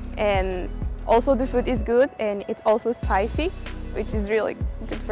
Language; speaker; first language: English; non-native, fluent; Spanish